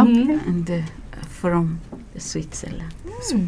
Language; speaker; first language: English; non-native, learner; Persian